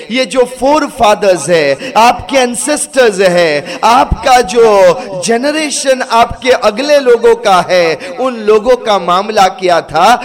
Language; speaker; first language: Urdu; early bilingual, heritage; Urdu